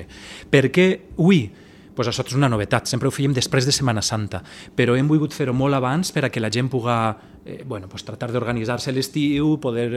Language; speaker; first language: Catalan; native; Catalan